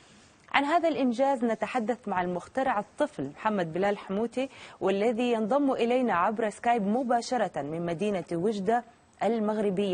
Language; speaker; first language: Arabic; native; Arabic